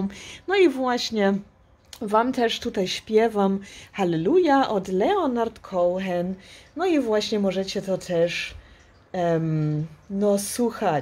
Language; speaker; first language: Polish; early bilingual, heritage; Polish